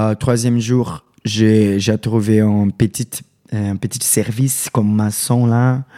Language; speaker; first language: French; non-native, learner; Portuguese